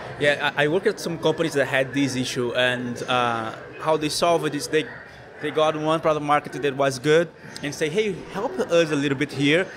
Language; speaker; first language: English; non-native, fluent; Portuguese